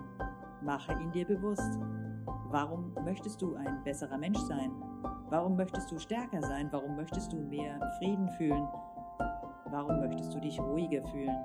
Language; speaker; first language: German; native; German